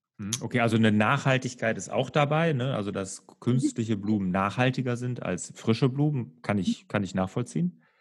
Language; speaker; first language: German; native; German